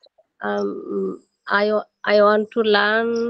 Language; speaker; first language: English; non-native, learner; Bangla